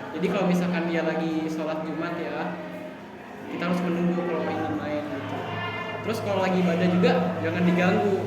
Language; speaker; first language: Indonesian; native; Indonesian